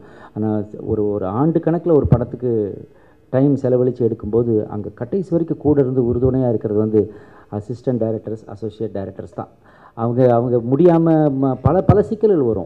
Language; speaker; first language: Tamil; native; Tamil